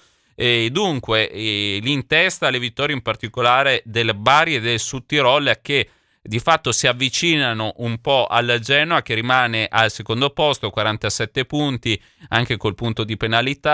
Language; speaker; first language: Italian; native; Italian